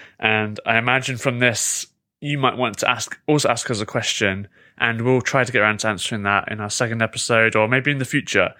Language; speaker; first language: English; native; English